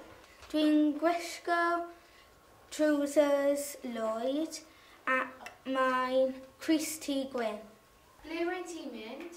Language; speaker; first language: Welsh; non-native, learner; English